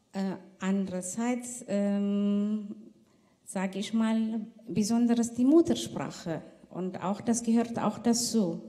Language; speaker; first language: German; non-native, fluent; Tigrinya